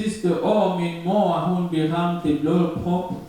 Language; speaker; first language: Danish; non-native, learner; French